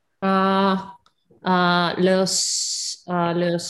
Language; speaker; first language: French; non-native, learner; English